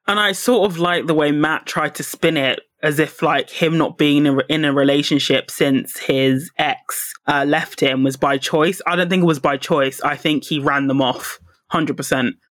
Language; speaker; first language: English; native; English